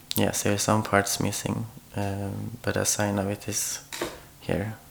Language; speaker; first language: English; non-native, fluent; Swedish